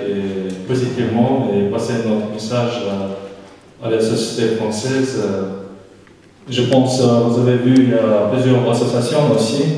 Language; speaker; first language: French; non-native, fluent; Chechen